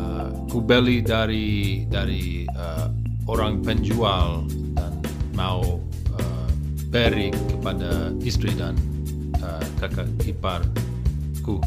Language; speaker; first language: Indonesian; non-native, learner; English